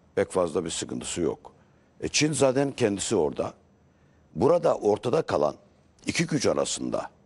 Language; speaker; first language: Turkish; native; Turkish